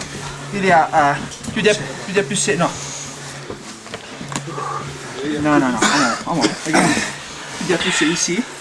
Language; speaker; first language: French; non-native, learner; Italian